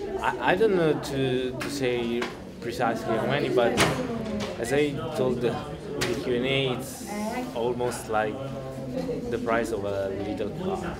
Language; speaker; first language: English; non-native, learner; Italian